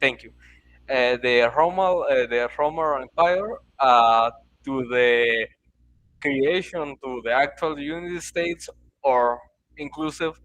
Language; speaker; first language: English; non-native, learner; Spanish